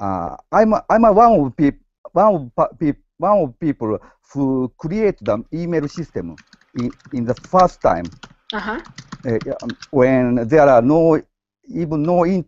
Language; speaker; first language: English; non-native, learner; Japanese